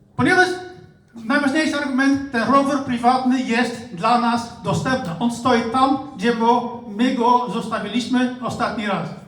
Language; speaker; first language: Polish; non-native, fluent; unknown